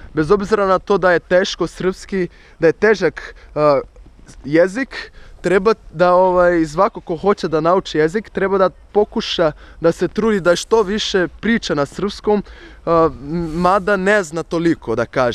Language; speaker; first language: Serbian; non-native, fluent; Portuguese